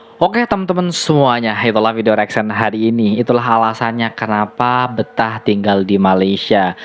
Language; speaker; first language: Indonesian; native; Indonesian